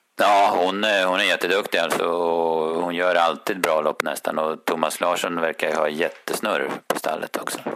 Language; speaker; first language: Swedish; native; Swedish